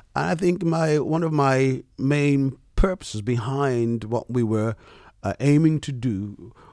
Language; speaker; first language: English; early bilingual, other home language; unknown